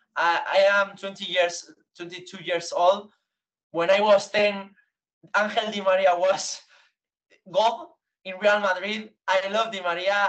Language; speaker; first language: English; non-native, learner; Spanish